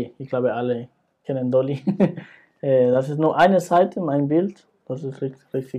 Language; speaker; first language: German; non-native, fluent; Spanish